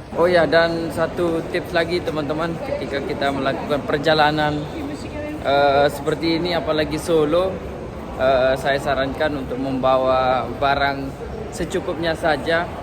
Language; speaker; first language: Indonesian; non-native, local second language; Sasak